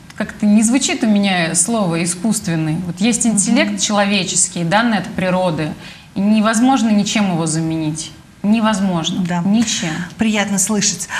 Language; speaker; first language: Russian; native; Russian